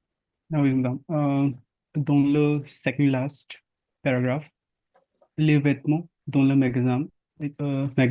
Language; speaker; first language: French; non-native, learner; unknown